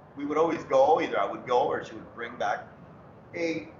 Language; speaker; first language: English; early bilingual, other home language; Spanish